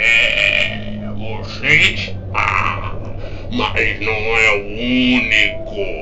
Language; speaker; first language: Portuguese; native; Portuguese